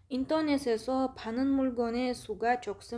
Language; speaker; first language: Korean; non-native, fluent; Uzbek